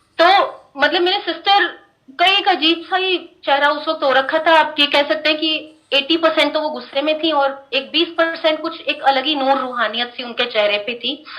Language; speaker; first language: Hindi; non-native, local second language; Punjabi